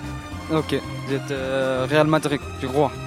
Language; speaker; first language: French; non-native, learner; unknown